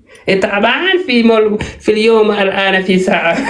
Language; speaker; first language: Arabic; non-native, learner; Oromo